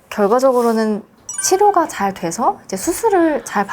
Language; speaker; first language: Korean; native; Korean